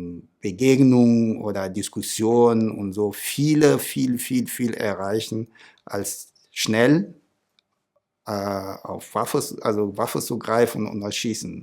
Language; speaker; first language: German; non-native, fluent; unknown